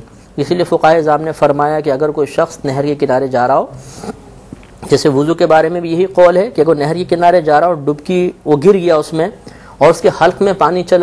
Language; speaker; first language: Urdu; native; Urdu